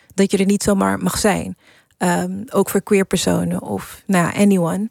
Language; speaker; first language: Dutch; early bilingual, other home language; English